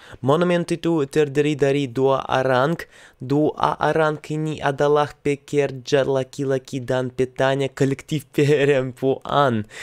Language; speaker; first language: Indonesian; non-native, learner; Russian